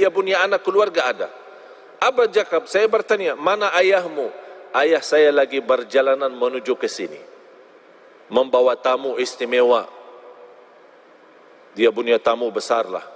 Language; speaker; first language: Indonesian; non-native, fluent; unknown